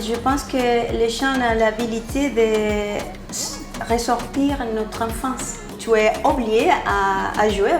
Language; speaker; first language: French; non-native, learner; Spanish